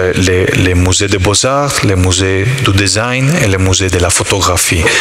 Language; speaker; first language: French; non-native, learner; Italian